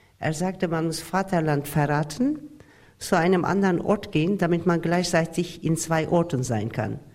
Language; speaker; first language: German; non-native, fluent; Turkish